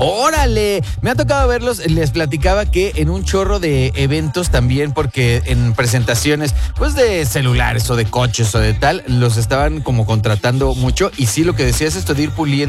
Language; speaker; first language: Spanish; native; Spanish